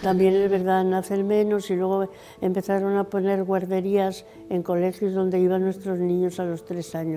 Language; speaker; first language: Spanish; native; Spanish